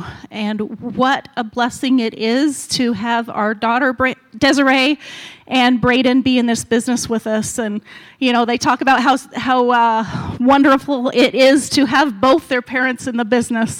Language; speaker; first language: English; native; English